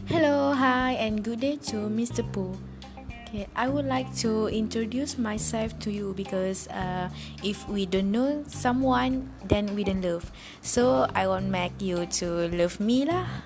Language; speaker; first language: English; non-native, learner; Malay